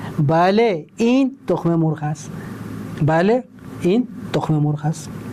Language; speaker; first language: Persian; non-native, fluent; Urdu